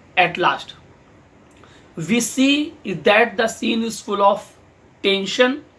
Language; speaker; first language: English; non-native, local second language; Hindi